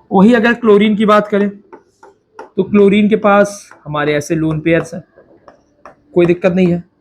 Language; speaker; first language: Hindi; native; Hindi